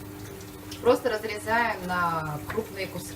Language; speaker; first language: Russian; native; Russian